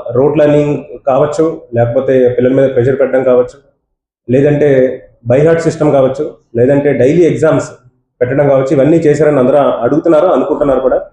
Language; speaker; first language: Telugu; native; Telugu